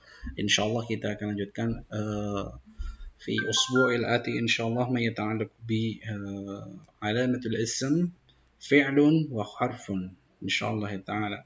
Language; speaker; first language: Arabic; non-native, fluent; Indonesian